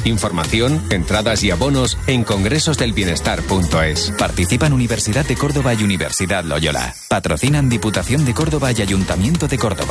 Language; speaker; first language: Spanish; native; Spanish